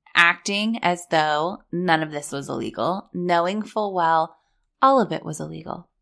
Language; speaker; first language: English; native; English